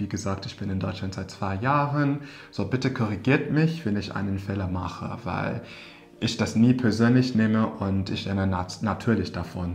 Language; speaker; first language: German; non-native, fluent; English